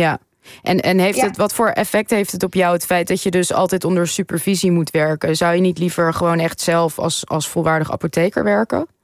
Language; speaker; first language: Dutch; native; Dutch